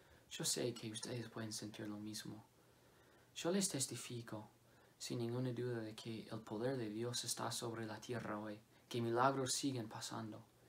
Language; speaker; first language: Spanish; non-native, fluent; English